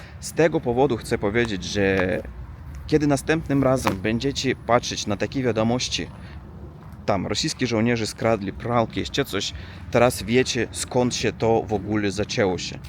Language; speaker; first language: Polish; non-native, learner; Russian